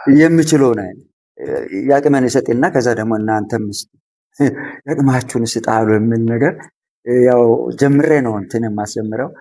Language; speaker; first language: Amharic; non-native, local second language; Sidamo